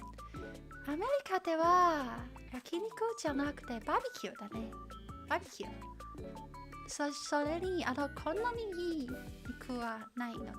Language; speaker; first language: Japanese; non-native, learner; Chinese